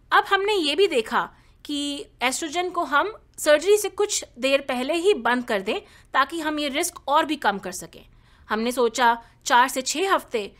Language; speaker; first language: Hindi; native; Hindi